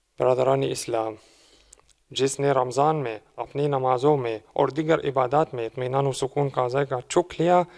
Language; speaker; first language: Urdu; non-native, fluent; Arabic